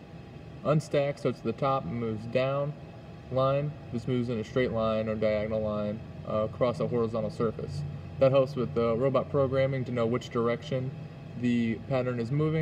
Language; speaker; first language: English; native; English